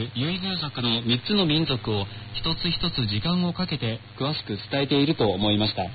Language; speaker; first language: Japanese; non-native, fluent; Chinese